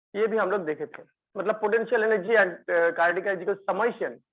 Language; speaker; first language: Hindi; non-native, local second language; Bangla